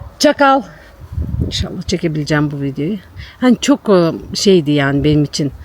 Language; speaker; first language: Turkish; native; Turkish